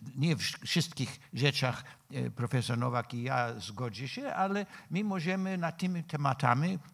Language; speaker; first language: Polish; non-native, fluent; English